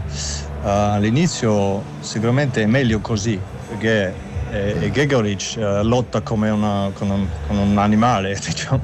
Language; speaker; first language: Italian; non-native, learner; German